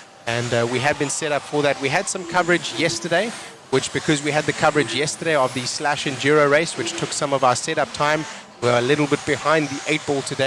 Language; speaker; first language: English; native; English